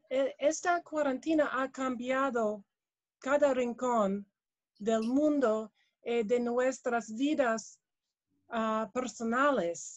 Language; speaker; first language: Spanish; non-native, learner; English